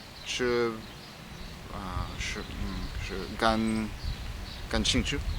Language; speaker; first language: Chinese; non-native, learner; English